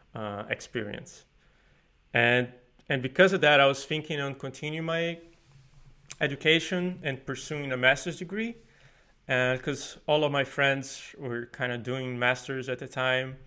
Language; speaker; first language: English; non-native, fluent; Portuguese